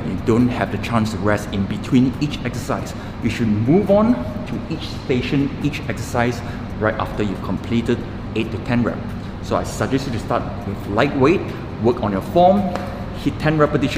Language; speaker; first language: English; non-native, local second language; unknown